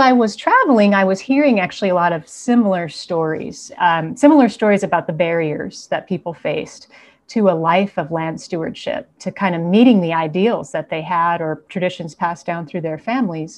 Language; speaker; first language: English; native; English